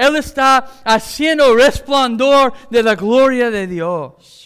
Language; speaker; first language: Spanish; non-native, fluent; English